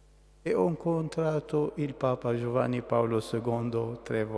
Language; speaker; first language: Italian; non-native, learner; Arabic